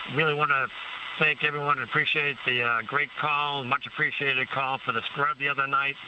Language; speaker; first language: English; non-native, fluent; Arabic